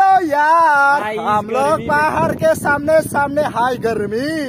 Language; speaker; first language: Hindi; non-native, local second language; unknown